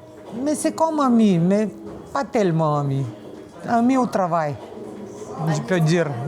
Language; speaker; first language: French; non-native, learner; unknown